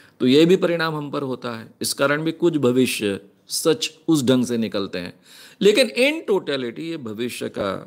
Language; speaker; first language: Hindi; non-native, local second language; Marathi